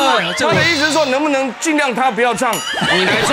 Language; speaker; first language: Chinese; native; Chinese